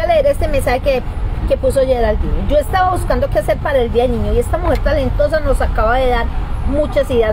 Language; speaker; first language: Spanish; native; Spanish